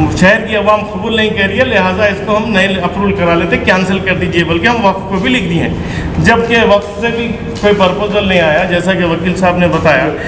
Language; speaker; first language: Hindi; non-native, local second language; Urdu